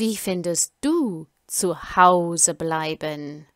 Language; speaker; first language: German; non-native, fluent; English